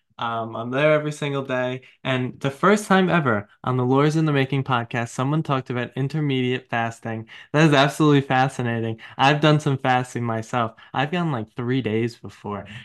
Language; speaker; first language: English; native; English